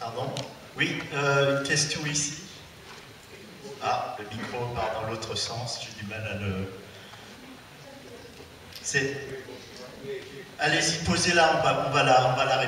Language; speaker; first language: French; native; French